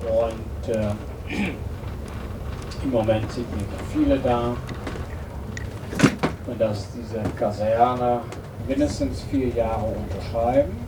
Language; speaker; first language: German; non-native, fluent; English